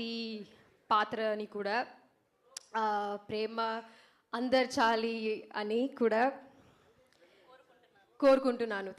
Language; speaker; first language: Telugu; non-native, learner; Malayalam